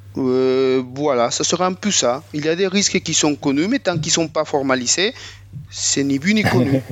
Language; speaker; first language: French; non-native, fluent; Spanish